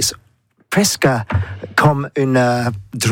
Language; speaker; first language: French; non-native, learner; English